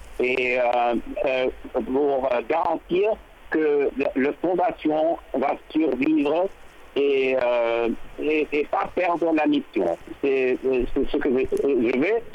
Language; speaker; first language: French; non-native, learner; English